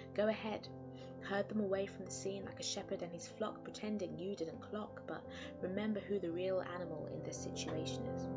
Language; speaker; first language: English; native; English